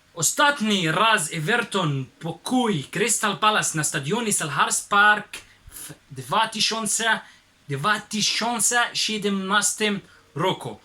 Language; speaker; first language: Polish; non-native, learner; Arabic